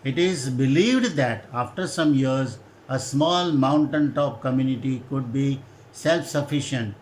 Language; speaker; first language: English; non-native, local second language; Gujarati